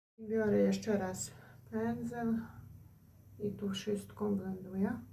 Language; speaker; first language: Polish; non-native, fluent; Ukrainian